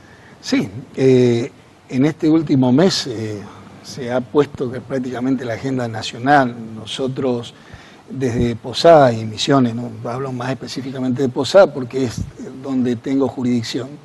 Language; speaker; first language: Spanish; native; Spanish